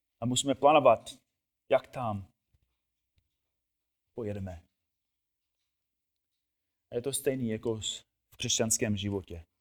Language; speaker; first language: Czech; non-native, fluent; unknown